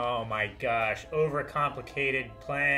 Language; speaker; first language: English; native; English